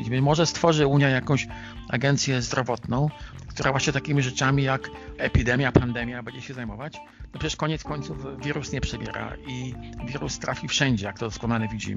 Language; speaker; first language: Polish; native; Polish